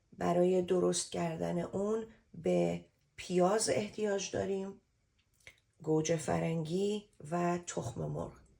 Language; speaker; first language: Persian; native; Persian